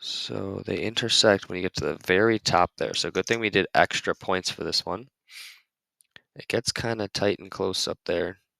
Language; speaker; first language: English; native; English